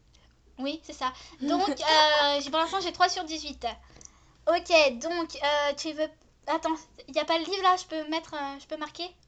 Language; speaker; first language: French; native; French